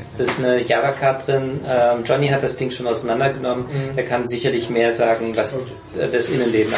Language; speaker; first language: German; native; German